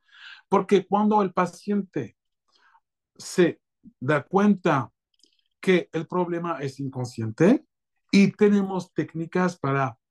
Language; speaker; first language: Spanish; non-native, fluent; French